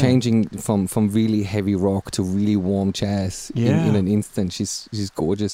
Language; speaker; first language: English; non-native, fluent; German